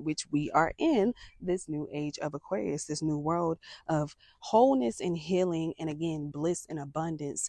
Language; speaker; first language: English; native; English